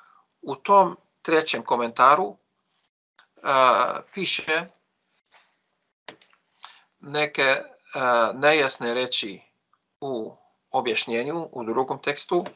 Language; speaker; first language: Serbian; non-native, fluent; Arabic